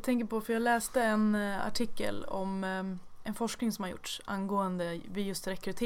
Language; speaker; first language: Swedish; native; Swedish